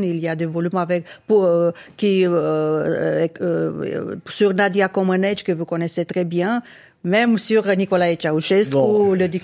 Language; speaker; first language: French; non-native, fluent; Romanian